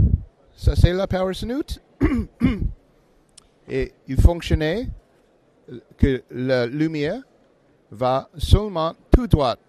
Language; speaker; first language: French; non-native, learner; English